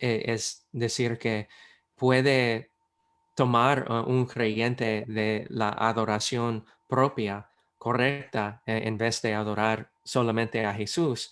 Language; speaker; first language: Spanish; non-native, fluent; English